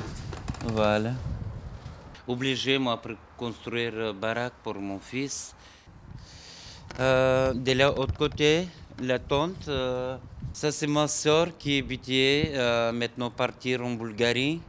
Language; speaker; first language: French; non-native, learner; Bulgarian